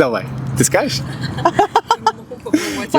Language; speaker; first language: Russian; non-native, learner; Turkish